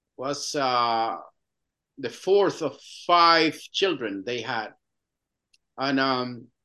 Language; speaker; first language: English; non-native, fluent; Spanish